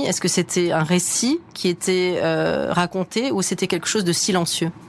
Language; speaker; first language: French; native; French